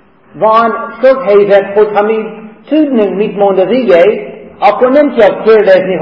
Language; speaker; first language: Hungarian; non-native, learner; English